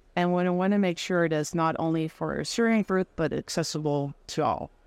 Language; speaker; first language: English; non-native, fluent; Dutch